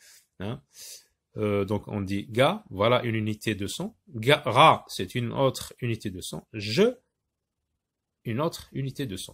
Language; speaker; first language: French; non-native, local second language; Arabic